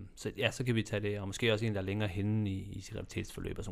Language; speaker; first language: Danish; native; Danish